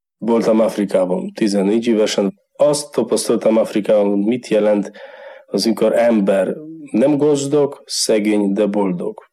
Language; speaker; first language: Hungarian; non-native, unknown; Polish